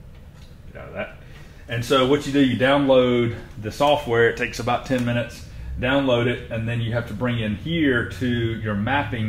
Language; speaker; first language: English; native; English